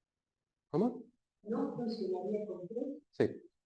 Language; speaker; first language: Spanish; non-native, learner; Russian